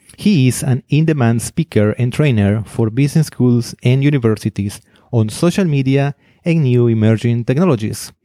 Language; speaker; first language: English; non-native, fluent; Spanish